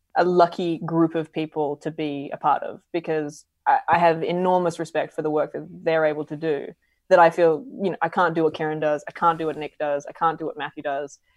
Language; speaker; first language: English; native; English